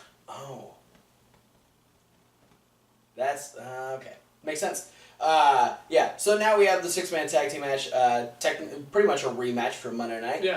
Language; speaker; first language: English; native; English